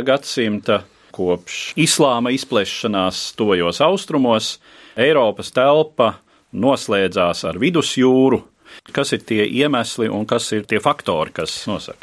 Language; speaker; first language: Latvian; native; Latvian